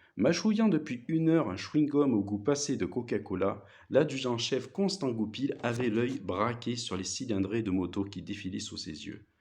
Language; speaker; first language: French; native; French